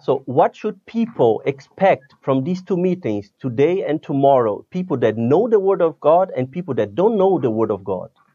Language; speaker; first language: English; non-native, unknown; Portuguese